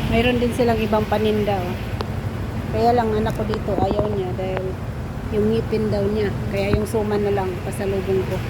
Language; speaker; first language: Filipino; non-native, local second language; Cebuano